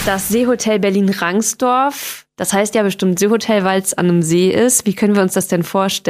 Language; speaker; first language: German; native; German